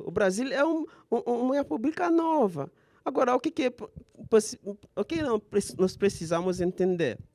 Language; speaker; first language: Portuguese; non-native, fluent; Haitian Creole